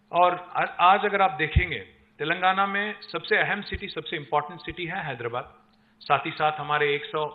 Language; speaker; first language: Hindi; non-native, local second language; Telugu